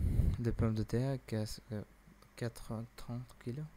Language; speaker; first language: French; non-native, learner; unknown